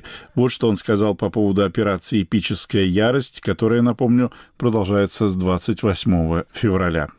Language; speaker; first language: Russian; native; Russian